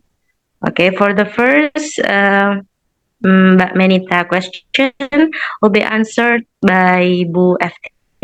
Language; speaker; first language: English; non-native, learner; Indonesian